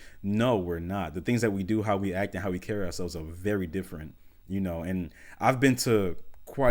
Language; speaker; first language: English; native; English